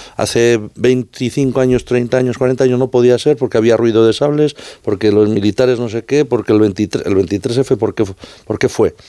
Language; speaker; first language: Spanish; native; Spanish